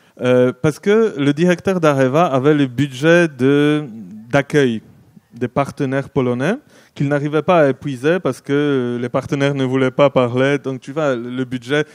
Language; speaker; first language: French; non-native, fluent; Polish